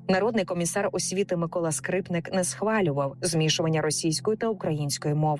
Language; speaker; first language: Ukrainian; native; Ukrainian